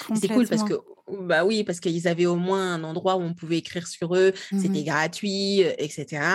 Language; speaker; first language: French; non-native, local second language; Lingala